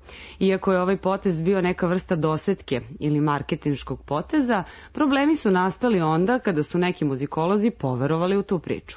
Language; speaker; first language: Serbian; native; Serbian